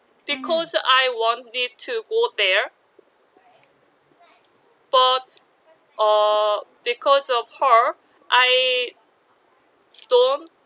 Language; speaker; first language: English; non-native, learner; Korean